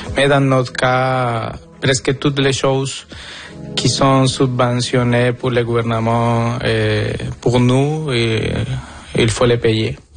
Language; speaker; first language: French; non-native, fluent; Spanish